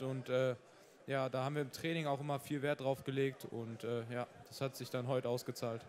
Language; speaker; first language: German; native; German